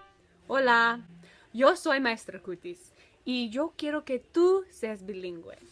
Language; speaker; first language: Spanish; non-native, fluent; English